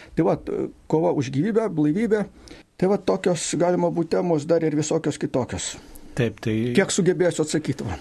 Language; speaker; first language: Lithuanian; native; Lithuanian